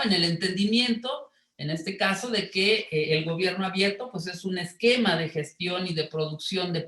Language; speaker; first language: Spanish; native; Spanish